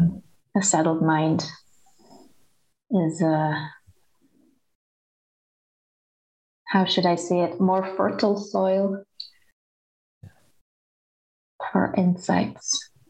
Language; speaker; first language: English; non-native, fluent; Dutch